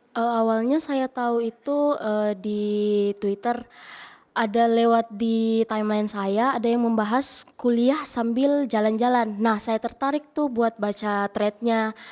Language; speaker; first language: Indonesian; native; Indonesian